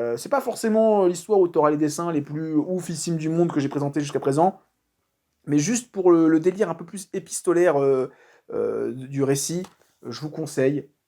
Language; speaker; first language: French; native; French